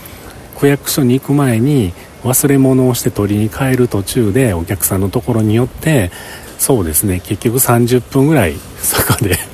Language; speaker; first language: Japanese; native; Japanese